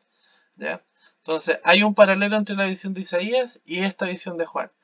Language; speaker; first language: Spanish; native; Spanish